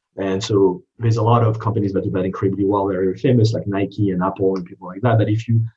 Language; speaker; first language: English; non-native, fluent; French